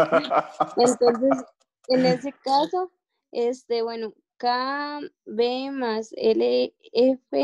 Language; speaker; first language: Spanish; native; Spanish